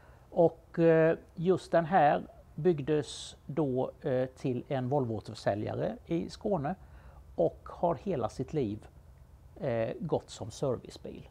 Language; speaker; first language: Swedish; native; Swedish